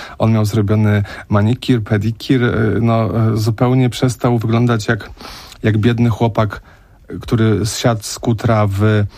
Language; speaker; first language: Polish; native; Polish